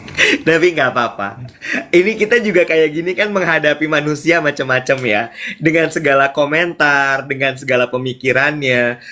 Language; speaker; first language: Indonesian; native; Indonesian